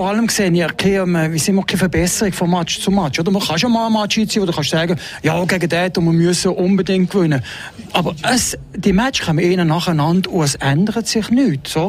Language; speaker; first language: German; native; German